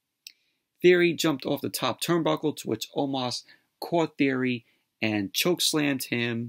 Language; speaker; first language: English; native; English